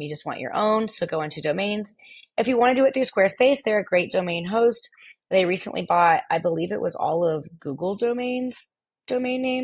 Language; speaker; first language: English; native; English